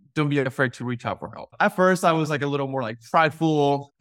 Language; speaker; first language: English; non-native, fluent; Spanish